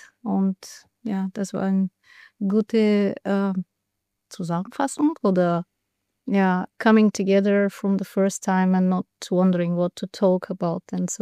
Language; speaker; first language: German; non-native, learner; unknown